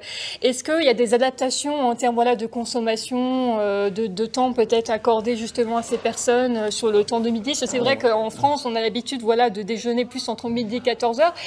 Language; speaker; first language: French; native; French